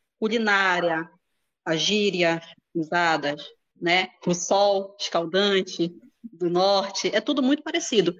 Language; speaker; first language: Portuguese; native; Portuguese